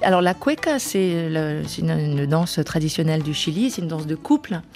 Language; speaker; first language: French; early bilingual, other home language; Spanish